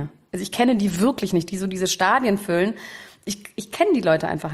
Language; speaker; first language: German; native; German